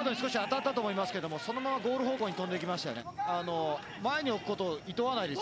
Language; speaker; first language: Japanese; native; Japanese